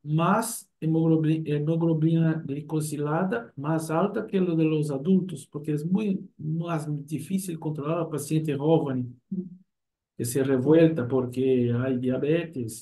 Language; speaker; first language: Spanish; non-native, fluent; Portuguese